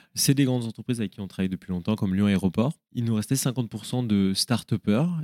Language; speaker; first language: French; native; French